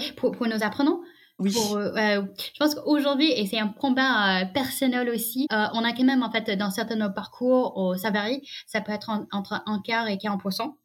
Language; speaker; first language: French; non-native, fluent; English